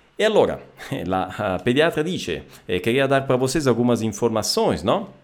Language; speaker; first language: Portuguese; non-native, fluent; Italian